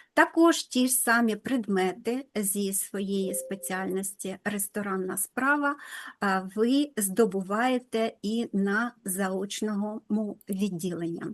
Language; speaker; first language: Ukrainian; non-native, local second language; Russian